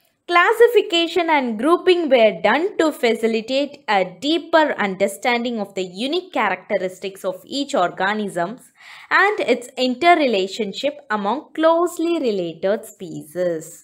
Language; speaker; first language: English; non-native, local second language; Tamil